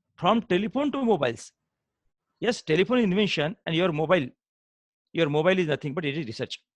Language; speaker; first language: English; non-native, local second language; Marathi